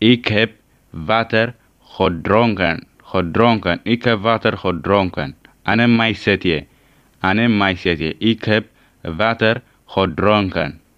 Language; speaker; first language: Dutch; non-native, learner; Tigrinya